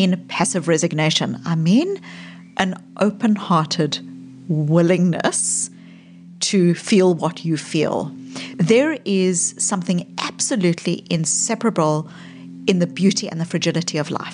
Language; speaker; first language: English; native; English